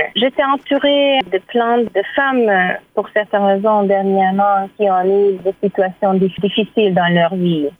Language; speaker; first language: French; non-native, fluent; Hungarian